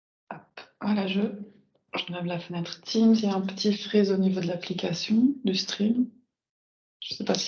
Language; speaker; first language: French; native; French